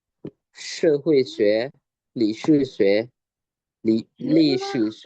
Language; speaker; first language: Chinese; non-native, learner; Lao